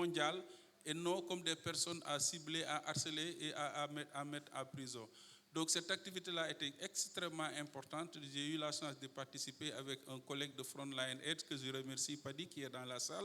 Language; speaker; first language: French; non-native, local second language; Wolof